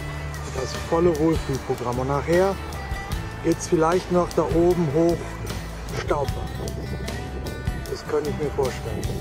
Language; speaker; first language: German; native; German